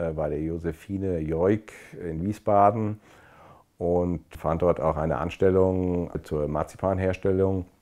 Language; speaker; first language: German; native; German